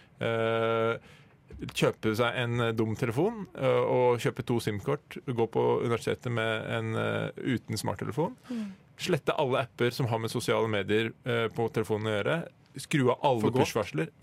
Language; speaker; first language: Norwegian; native; Norwegian